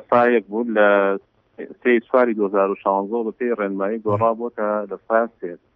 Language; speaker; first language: Central Kurdish; native; Central Kurdish